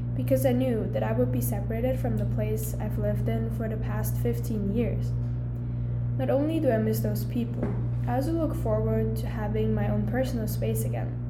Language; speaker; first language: English; early bilingual, other home language; German